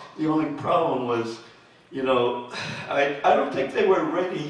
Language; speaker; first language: English; native; English